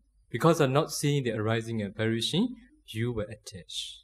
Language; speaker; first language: English; non-native, fluent; Burmese